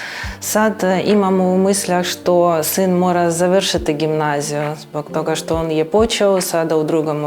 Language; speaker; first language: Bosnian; non-native, learner; Ukrainian